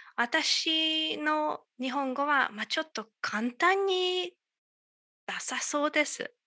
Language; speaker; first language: Japanese; non-native, fluent; Hungarian